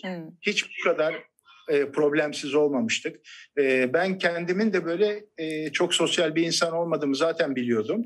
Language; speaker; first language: Turkish; native; Turkish